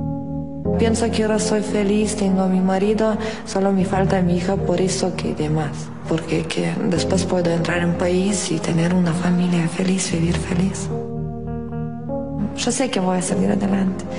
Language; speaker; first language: Spanish; non-native, learner; Lithuanian